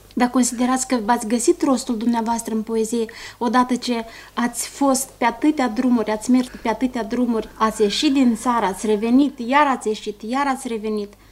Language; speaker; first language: Romanian; native; Romanian